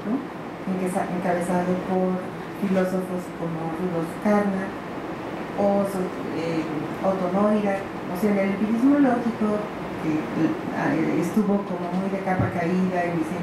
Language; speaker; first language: Spanish; native; Spanish